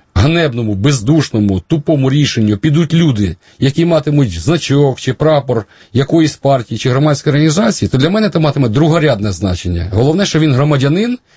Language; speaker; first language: Ukrainian; native; Ukrainian